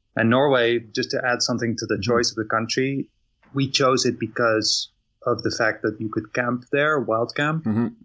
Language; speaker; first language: English; non-native, fluent; Dutch